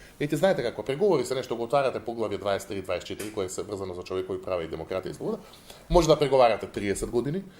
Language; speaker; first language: Macedonian; non-native, local second language; Albanian